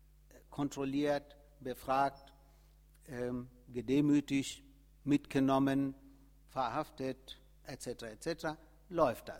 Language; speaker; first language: German; non-native, fluent; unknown